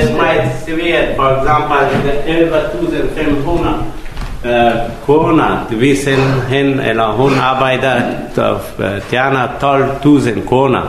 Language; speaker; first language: Danish; non-native, learner; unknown